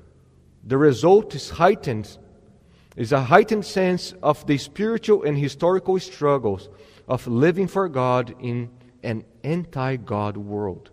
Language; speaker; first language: English; non-native, fluent; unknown